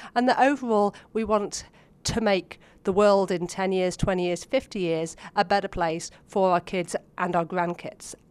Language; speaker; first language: English; native; English